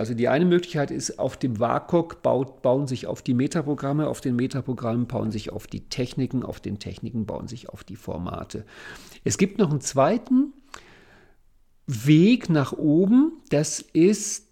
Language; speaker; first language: German; native; German